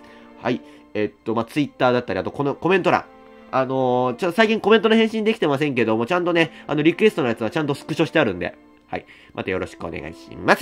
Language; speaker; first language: Japanese; native; Japanese